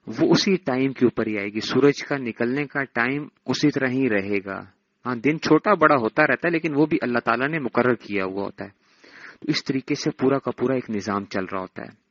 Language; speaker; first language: Urdu; native; Urdu